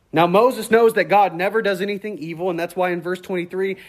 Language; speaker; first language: English; native; English